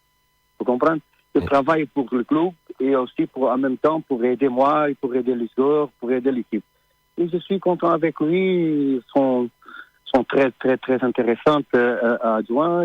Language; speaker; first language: French; non-native, learner; Portuguese